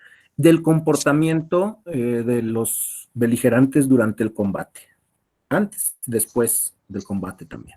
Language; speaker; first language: Spanish; native; Spanish